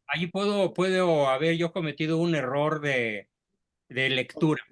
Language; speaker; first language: Spanish; native; Spanish